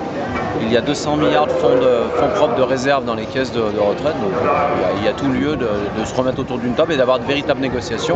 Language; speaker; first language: French; native; French